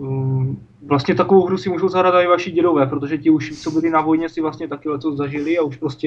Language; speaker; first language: Czech; native; Czech